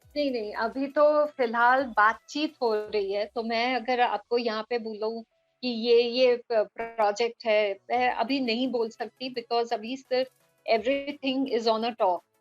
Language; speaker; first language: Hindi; non-native, local second language; Bangla